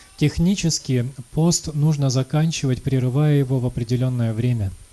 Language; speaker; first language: Russian; native; Russian